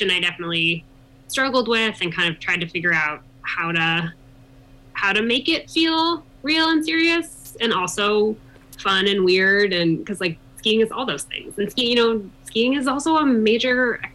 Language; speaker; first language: English; native; English